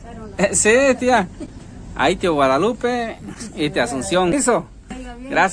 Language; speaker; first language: Spanish; native; Spanish